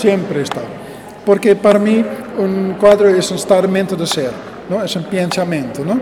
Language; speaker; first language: Spanish; non-native, learner; Dutch